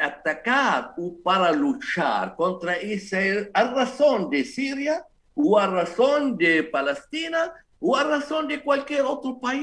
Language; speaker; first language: Spanish; non-native, fluent; Arabic